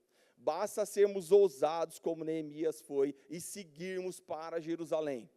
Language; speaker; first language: Portuguese; native; Portuguese